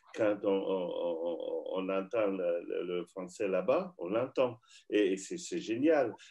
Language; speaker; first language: French; non-native, local second language; Bambara